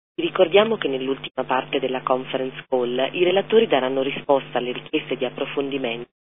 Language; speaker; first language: Italian; native; Italian